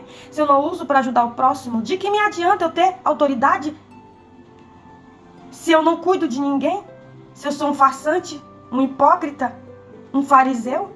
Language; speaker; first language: Portuguese; native; Portuguese